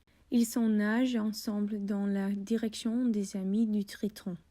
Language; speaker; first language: French; non-native, learner; English